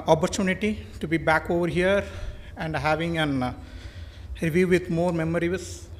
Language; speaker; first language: English; non-native, local second language; Tamil